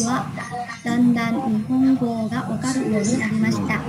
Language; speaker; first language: Japanese; non-native, learner; Vietnamese